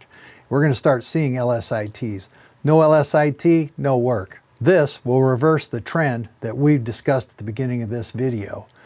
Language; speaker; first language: English; native; English